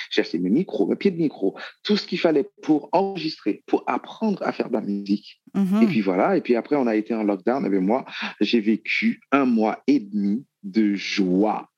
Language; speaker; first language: French; non-native, local second language; Haitian Creole